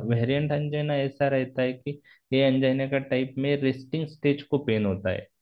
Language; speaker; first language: Hindi; non-native, local second language; Marathi